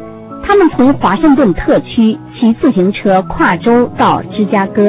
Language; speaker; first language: Chinese; native; Chinese